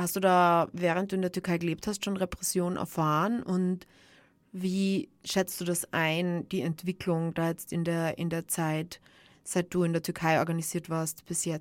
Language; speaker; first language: German; native; German